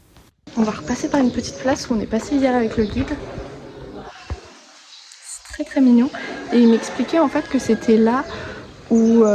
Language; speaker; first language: French; native; French